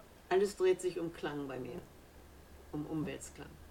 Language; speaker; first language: German; native; German